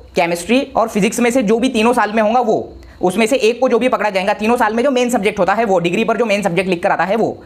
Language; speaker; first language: Hindi; non-native, local second language; Marathi